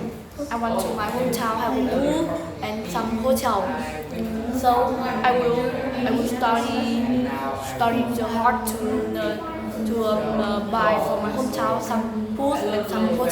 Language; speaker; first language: English; non-native, learner; Vietnamese